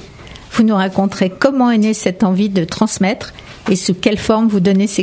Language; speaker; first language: French; native; French